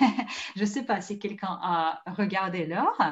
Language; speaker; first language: French; non-native, fluent; Russian